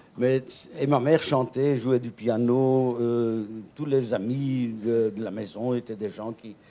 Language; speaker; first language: French; native; French